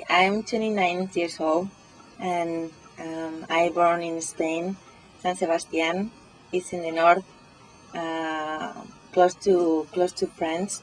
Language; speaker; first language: English; non-native, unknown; Spanish